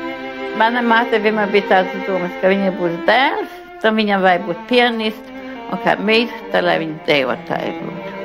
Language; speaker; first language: Latvian; non-native, local second language; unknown